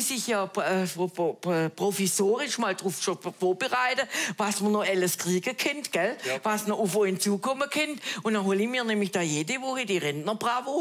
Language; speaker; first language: German; native; German